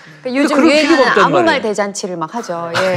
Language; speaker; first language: Korean; native; Korean